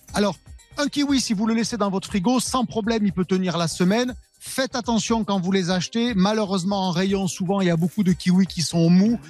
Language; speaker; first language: French; native; French